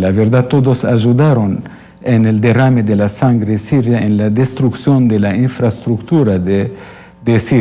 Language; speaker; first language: Spanish; non-native, fluent; Arabic